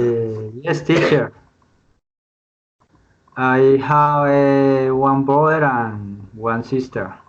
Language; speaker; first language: English; non-native, learner; Spanish